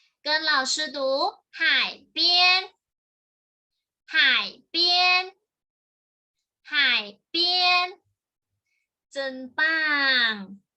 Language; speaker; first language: Chinese; non-native, fluent; Thai